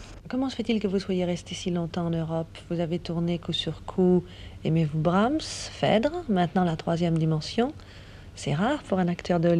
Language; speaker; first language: French; native; French